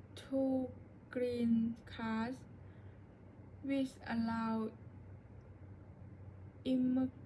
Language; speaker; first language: English; non-native, learner; Thai